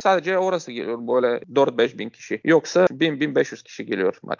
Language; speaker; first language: Turkish; non-native, learner; Bulgarian